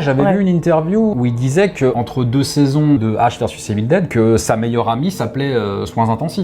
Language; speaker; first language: French; native; French